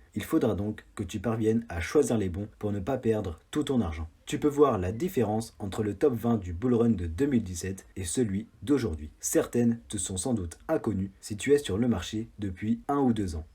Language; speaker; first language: French; native; French